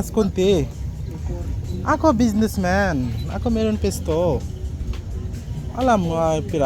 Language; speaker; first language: Filipino; non-native, learner; Bangla